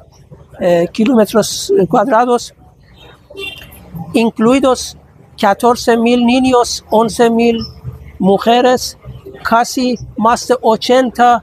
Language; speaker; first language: Spanish; non-native, fluent; Persian